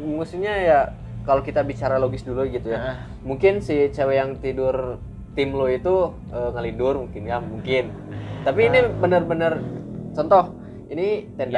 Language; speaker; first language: Indonesian; native; Indonesian